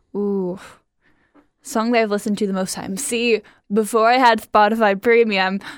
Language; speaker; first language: English; native; English